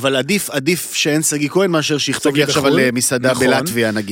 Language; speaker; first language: Hebrew; native; Hebrew